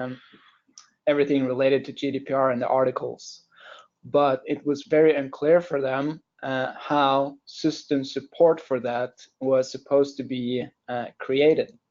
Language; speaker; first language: English; non-native, fluent; Norwegian